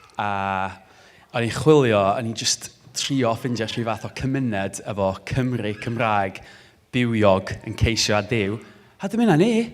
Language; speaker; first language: Welsh; non-native, local second language; English